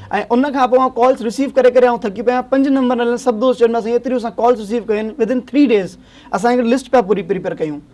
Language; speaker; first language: Sindhi; native; Sindhi